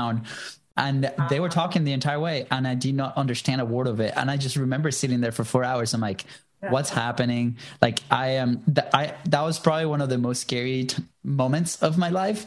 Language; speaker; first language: English; non-native, fluent; Spanish